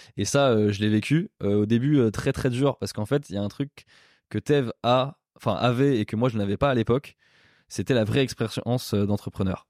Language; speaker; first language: French; native; French